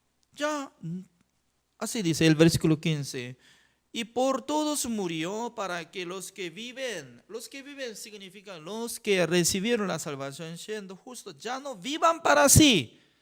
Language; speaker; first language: Spanish; non-native, fluent; Korean